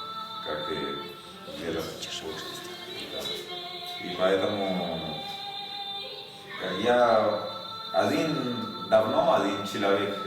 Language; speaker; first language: Russian; non-native, learner; Spanish